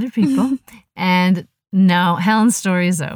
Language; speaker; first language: English; native; English